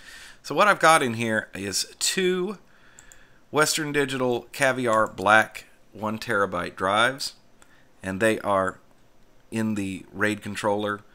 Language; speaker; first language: English; native; English